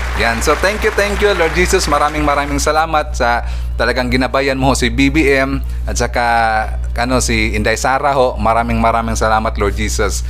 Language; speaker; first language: Filipino; non-native, local second language; Cebuano